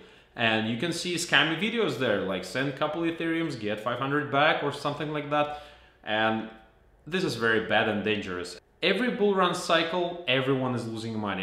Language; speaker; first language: English; non-native, fluent; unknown